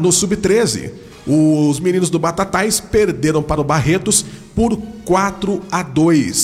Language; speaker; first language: Portuguese; native; Portuguese